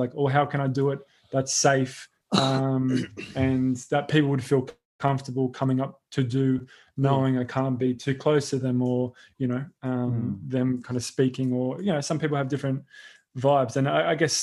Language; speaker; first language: English; native; English